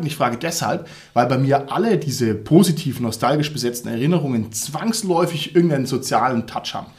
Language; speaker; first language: German; native; German